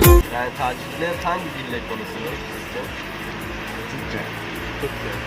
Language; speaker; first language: Turkish; non-native, learner; Tajik